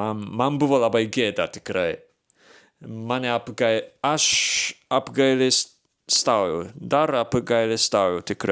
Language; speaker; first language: Lithuanian; non-native, fluent; Japanese